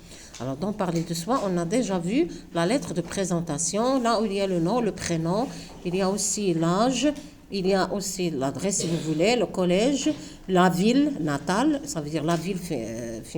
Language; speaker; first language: French; non-native, local second language; Arabic